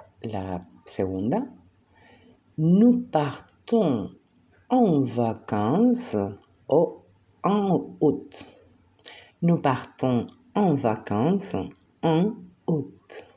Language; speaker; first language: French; non-native, fluent; Spanish